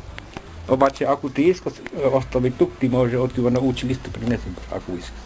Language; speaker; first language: Bulgarian; non-native, learner; Finnish